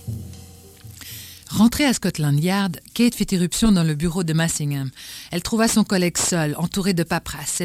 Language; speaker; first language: French; native; French